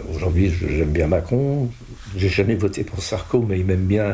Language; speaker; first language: French; non-native, local second language; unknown